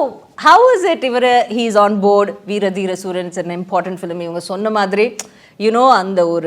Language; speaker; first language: Tamil; native; Tamil